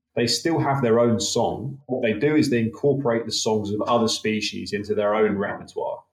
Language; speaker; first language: English; native; English